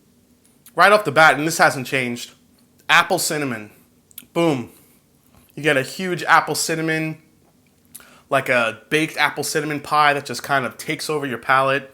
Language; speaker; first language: English; native; English